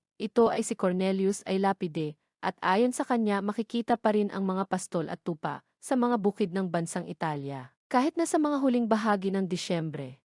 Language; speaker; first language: Filipino; native; Filipino